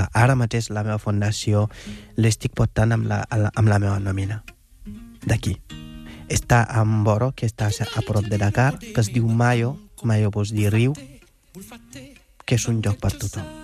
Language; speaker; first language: Catalan; non-native, fluent; Wolof